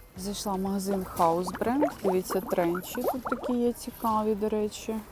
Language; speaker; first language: Ukrainian; non-native, local second language; Russian